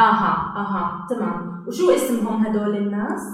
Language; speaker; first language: Arabic; native; Arabic